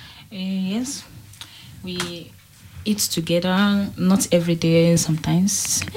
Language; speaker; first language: English; non-native, local second language; Bini